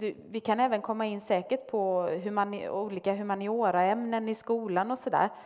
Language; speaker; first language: Swedish; native; Swedish